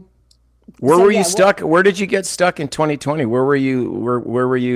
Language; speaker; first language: English; native; English